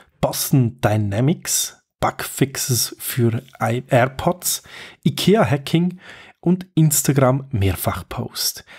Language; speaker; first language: German; native; German